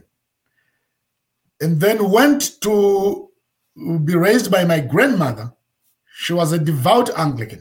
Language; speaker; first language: English; non-native, local second language; Shona